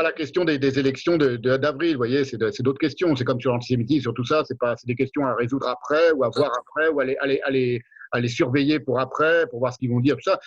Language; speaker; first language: French; native; French